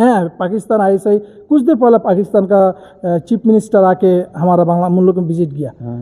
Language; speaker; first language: Hindi; non-native, learner; Bangla